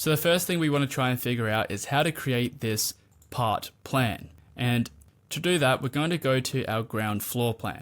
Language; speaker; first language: English; native; English